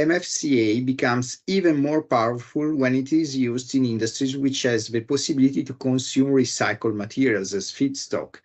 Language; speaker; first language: English; non-native, fluent; Italian